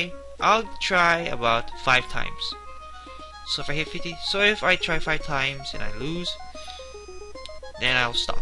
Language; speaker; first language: English; native; English